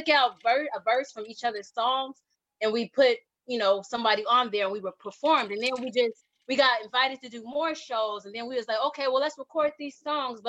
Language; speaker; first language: English; native; English